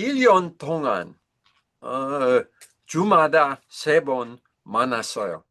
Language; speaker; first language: Korean; non-native, learner; English